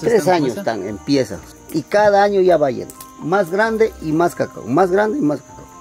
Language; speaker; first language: Spanish; non-native, local second language; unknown